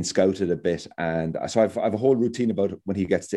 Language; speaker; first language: English; native; English